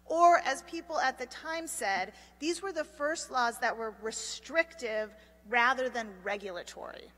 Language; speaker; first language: English; native; English